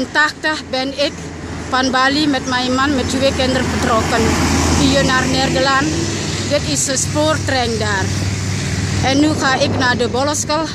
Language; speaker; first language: Dutch; non-native, learner; Balinese